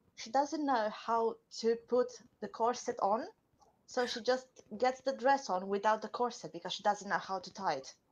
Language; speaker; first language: English; non-native, fluent; Romanian